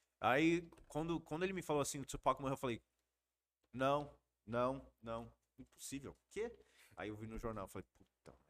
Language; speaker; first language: Portuguese; early bilingual, heritage; Portuguese